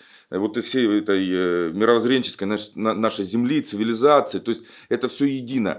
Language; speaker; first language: Russian; native; Russian